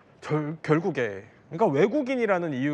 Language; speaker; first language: Korean; native; Korean